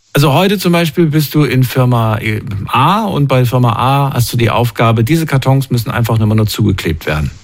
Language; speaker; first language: German; native; German